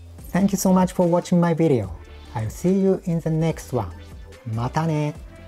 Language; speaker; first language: English; non-native, fluent; Japanese